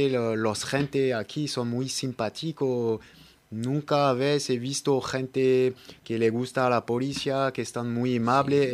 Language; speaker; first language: Spanish; non-native, learner; French